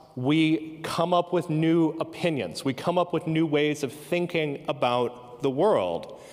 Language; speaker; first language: English; native; English